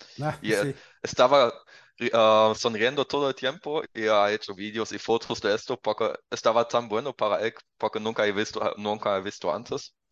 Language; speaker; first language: Spanish; non-native, learner; German